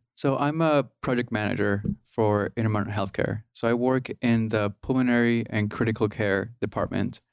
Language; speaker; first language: English; early bilingual, other home language; Spanish